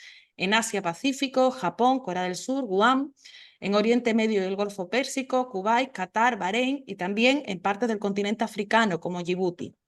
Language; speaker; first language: Spanish; native; Spanish